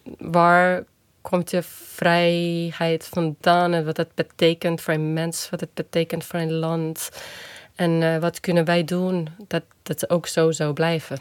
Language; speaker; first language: Dutch; non-native, fluent; Estonian